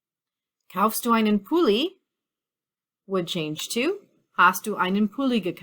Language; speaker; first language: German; non-native, fluent; English